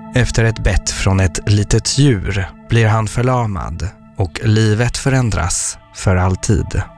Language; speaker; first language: Swedish; non-native, fluent; French